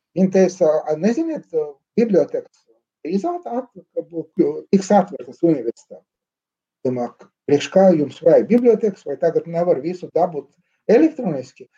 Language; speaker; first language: Latvian; non-native, local second language; Russian